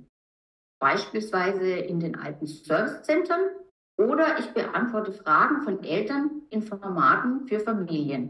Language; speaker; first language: German; native; German